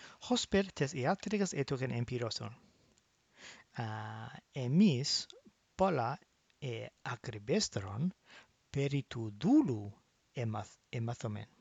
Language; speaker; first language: Greek; non-native, fluent; English